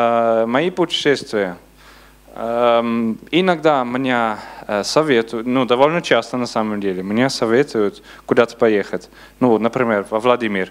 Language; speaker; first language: Russian; non-native, learner; Dutch